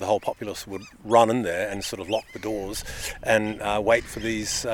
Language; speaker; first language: English; native; English